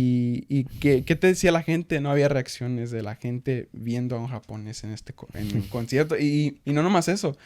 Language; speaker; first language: Spanish; early bilingual, heritage; Spanish